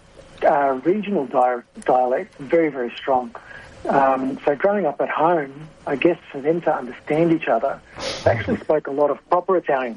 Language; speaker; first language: English; non-native, local second language; Italian